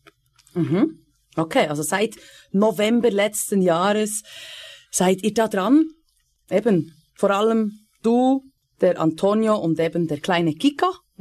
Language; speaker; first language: German; native; German